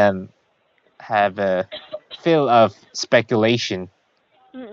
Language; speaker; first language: English; non-native, learner; Korean